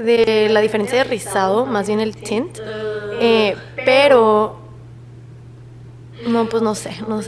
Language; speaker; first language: Spanish; native; Spanish